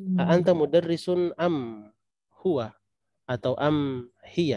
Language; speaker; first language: Arabic; non-native, learner; Indonesian